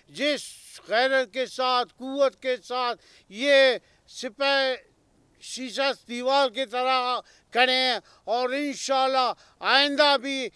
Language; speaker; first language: Urdu; non-native, local second language; Baluchi